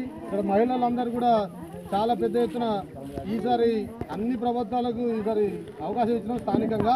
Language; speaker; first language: Telugu; native; Telugu